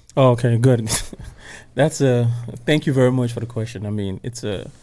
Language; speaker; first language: English; non-native, local second language; Igbo